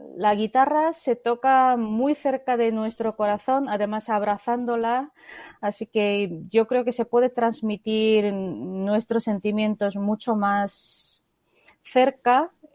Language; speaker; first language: Spanish; non-native, fluent; Korean